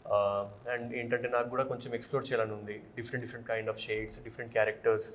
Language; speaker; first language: Telugu; non-native, fluent; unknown